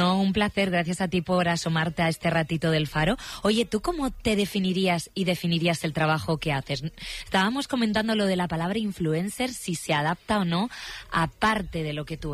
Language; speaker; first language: Spanish; native; Spanish